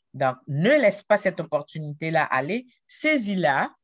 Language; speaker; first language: French; non-native, local second language; Haitian Creole